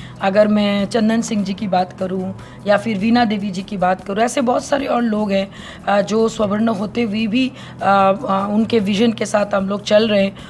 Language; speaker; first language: Hindi; non-native, local second language; Bangla